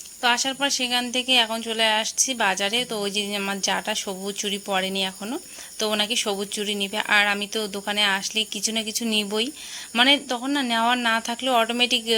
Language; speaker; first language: Bangla; non-native, local second language; Rangpuri